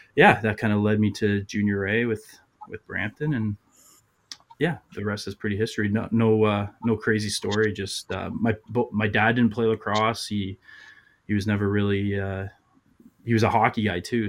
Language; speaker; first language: English; native; English